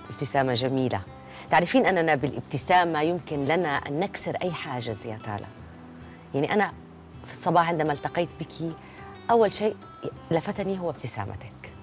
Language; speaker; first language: Arabic; native; Arabic